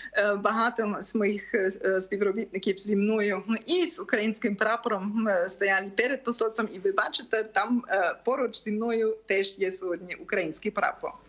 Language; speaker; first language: Ukrainian; non-native, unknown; German